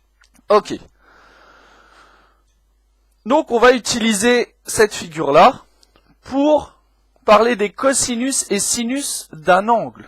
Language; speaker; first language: French; native; French